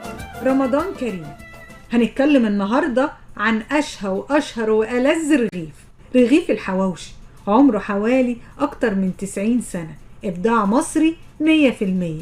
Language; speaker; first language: Arabic; native; Arabic